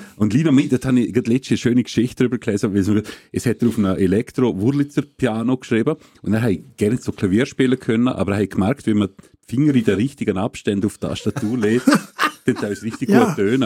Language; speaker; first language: German; native; German